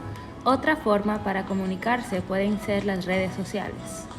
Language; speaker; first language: Spanish; early bilingual, heritage; Spanish